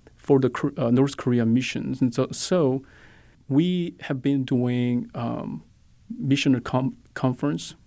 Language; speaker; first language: English; non-native, fluent; Korean